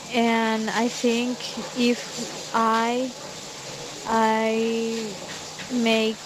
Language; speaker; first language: English; non-native, fluent; Spanish